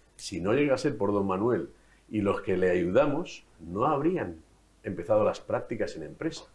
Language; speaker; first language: Spanish; native; Spanish